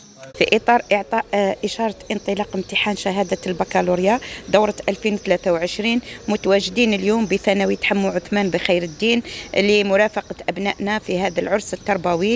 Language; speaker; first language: Arabic; native; Arabic